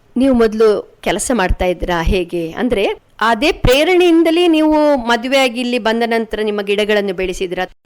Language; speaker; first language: Kannada; native; Kannada